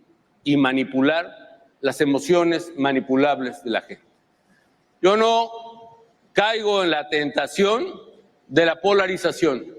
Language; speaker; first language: Spanish; native; Spanish